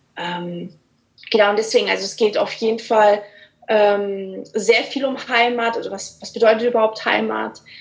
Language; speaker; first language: German; early bilingual, other home language; Portuguese